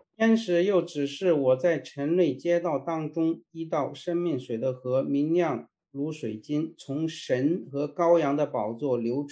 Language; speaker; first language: Chinese; native; Chinese